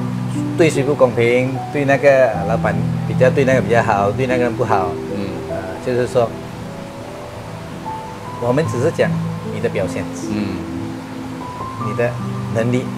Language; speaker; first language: Chinese; non-native, local second language; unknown